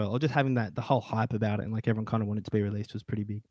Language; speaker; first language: English; native; English